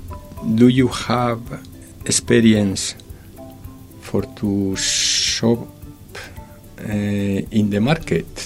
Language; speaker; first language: English; non-native, learner; Spanish